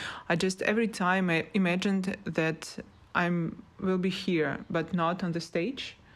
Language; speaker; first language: English; non-native, learner; Russian